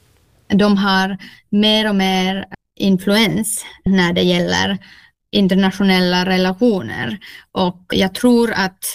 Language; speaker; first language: Swedish; non-native, local second language; Finnish